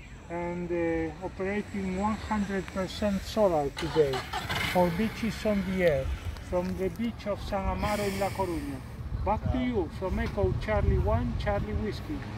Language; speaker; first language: English; non-native, fluent; Spanish